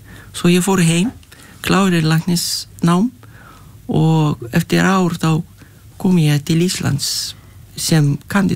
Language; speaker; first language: Icelandic; non-native, fluent; Lithuanian